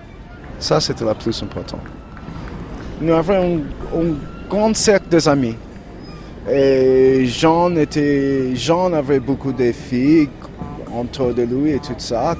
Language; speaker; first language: French; non-native, learner; English